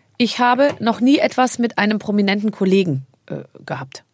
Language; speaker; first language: German; native; German